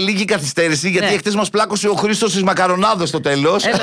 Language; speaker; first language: Greek; native; Greek